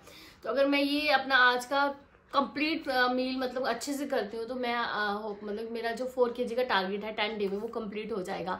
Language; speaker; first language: Hindi; native; Hindi